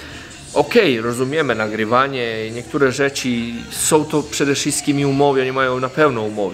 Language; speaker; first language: Polish; non-native, fluent; Croatian